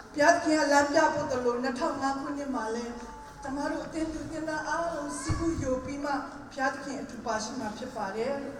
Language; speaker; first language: Burmese; non-native, local second language; Hakha Chin